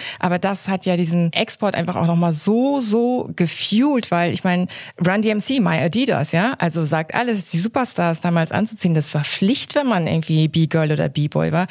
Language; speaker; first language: German; early bilingual, other home language; Korean